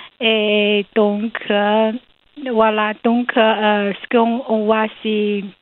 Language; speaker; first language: French; non-native, learner; Chinese